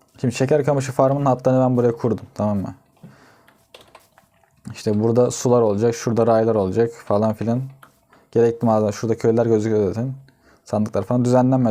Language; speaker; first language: Turkish; native; Turkish